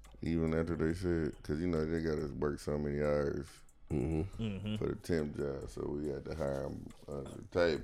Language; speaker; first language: English; native; English